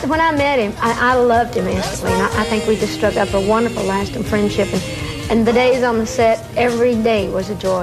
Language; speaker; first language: English; native; English